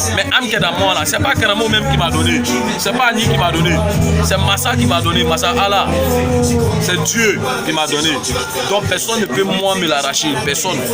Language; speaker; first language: French; non-native, local second language; Bambara